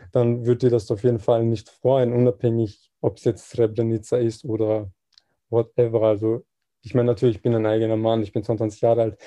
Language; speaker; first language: German; early bilingual, other home language; Serbian